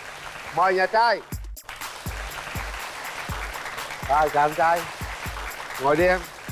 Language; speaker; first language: Vietnamese; native; Vietnamese